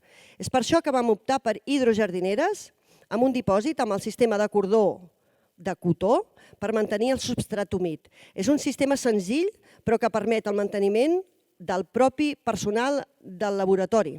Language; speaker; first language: Catalan; native; Catalan